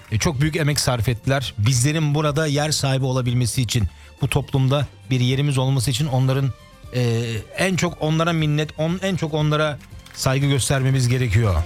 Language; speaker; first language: Turkish; early bilingual, heritage; Turkish